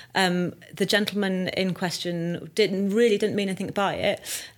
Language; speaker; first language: English; native; English